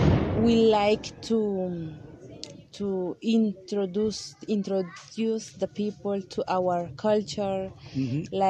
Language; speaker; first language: English; non-native, learner; Kaqchikel